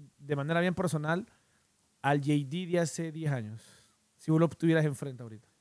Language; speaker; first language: Spanish; native; Spanish